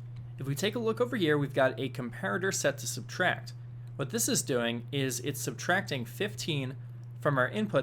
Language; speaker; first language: English; native; English